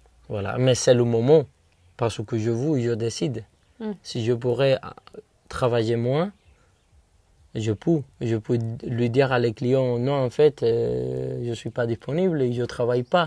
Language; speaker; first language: French; non-native, fluent; Spanish